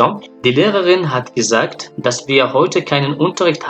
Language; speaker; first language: German; non-native, fluent; French